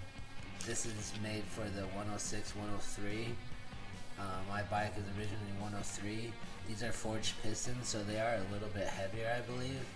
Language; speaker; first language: English; native; English